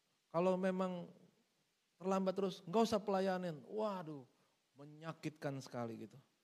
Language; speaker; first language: Indonesian; native; Indonesian